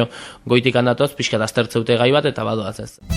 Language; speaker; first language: Basque; native; Basque